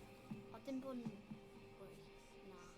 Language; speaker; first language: Welsh; non-native, learner; English